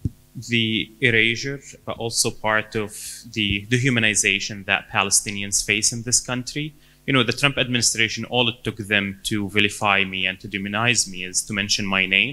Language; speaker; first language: English; non-native, fluent; Arabic